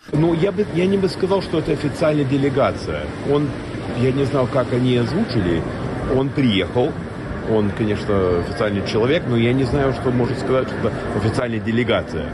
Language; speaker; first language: Russian; non-native, fluent; English